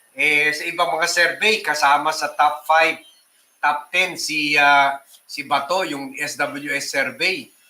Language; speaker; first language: Filipino; native; Filipino